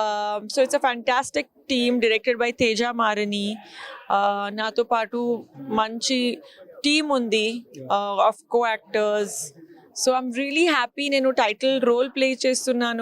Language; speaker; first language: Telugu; non-native, local second language; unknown